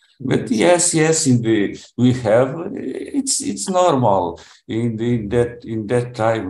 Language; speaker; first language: English; non-native, learner; Portuguese